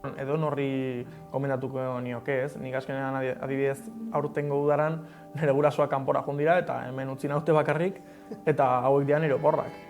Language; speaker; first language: Basque; native; Basque